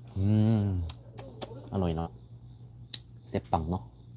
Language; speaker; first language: Thai; non-native, learner; Korean